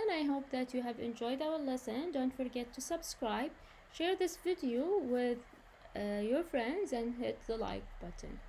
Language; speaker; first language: English; non-native, fluent; Arabic